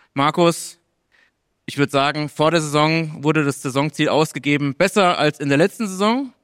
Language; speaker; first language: German; native; German